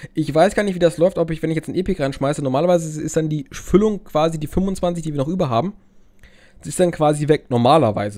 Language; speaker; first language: German; native; German